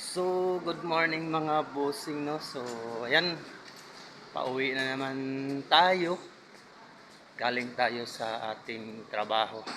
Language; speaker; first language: Filipino; non-native, local second language; Cebuano